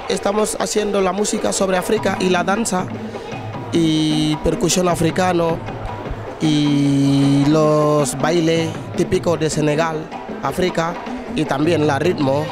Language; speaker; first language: Spanish; non-native, learner; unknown